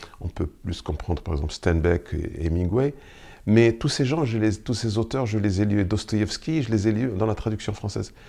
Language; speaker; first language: French; non-native, local second language; Arabic